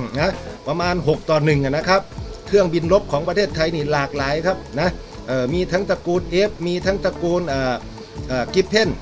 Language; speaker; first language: Thai; native; Thai